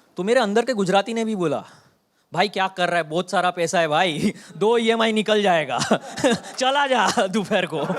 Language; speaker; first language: Hindi; non-native, local second language; Bangla